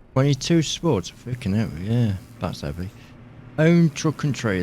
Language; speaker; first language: English; native; English